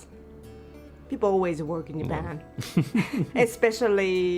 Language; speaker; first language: English; non-native, learner; Japanese